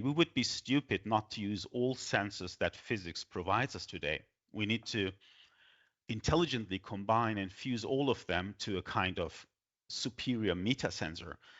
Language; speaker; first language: English; non-native, fluent; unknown